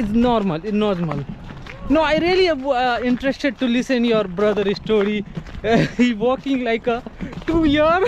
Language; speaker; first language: English; non-native, learner; Hindi